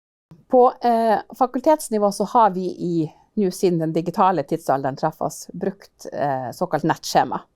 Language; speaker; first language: Norwegian; native; Norwegian